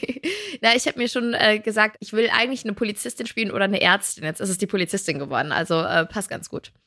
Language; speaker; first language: German; native; German